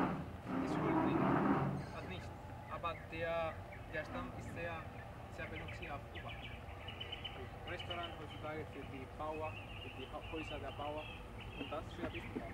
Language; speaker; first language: German; non-native, learner; Spanish